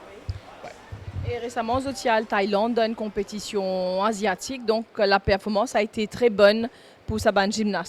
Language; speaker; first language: French; non-native, local second language; Morisyen